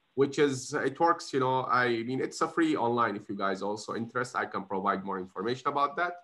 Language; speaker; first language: English; non-native, fluent; Arabic